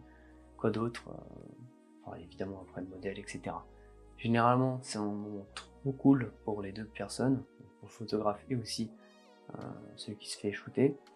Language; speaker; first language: French; native; French